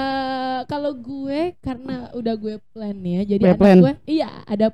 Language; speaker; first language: Indonesian; native; Indonesian